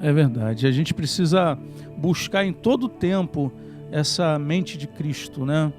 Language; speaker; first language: Portuguese; native; Portuguese